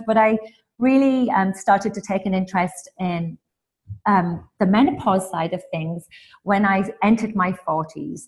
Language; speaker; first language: English; native; English